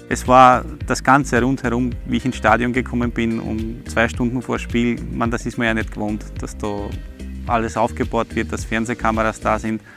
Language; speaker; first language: German; early bilingual, other home language; Bosnian